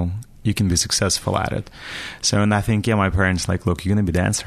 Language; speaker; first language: English; non-native, fluent; Russian